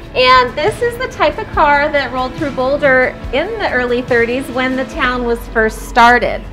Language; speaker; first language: English; native; English